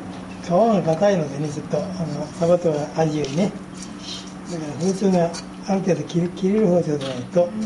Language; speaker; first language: Japanese; native; Japanese